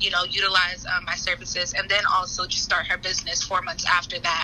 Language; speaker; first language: English; native; English